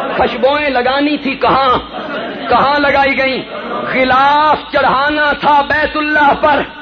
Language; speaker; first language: Urdu; non-native, local second language; Punjabi